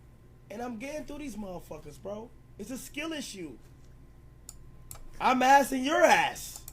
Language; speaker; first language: English; native; English